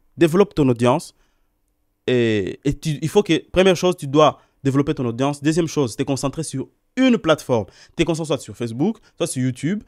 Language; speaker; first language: French; non-native, local second language; Swahili